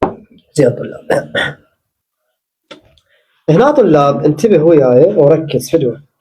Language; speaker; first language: Arabic; native; Arabic